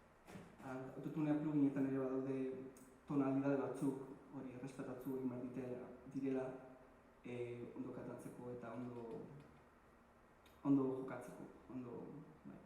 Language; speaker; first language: Basque; early bilingual, other home language; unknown